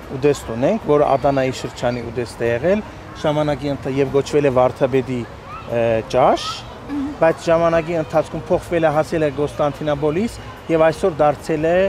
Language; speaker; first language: Armenian; early bilingual, heritage; Armenian